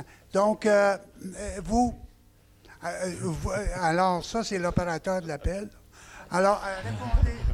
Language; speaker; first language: French; native; French